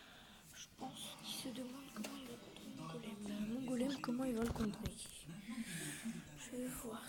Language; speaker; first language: French; native; French